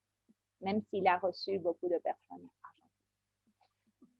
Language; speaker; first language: French; non-native, fluent; Spanish